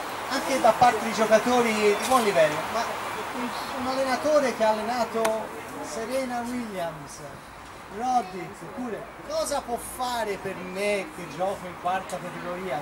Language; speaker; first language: Italian; native; Italian